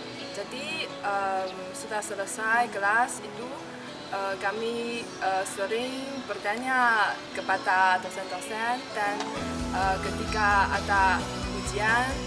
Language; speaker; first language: Indonesian; non-native, learner; Chinese